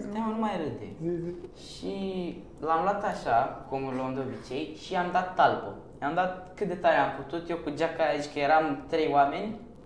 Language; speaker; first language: Romanian; early bilingual, other home language; Persian